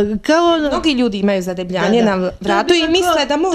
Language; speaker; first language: Croatian; native; Croatian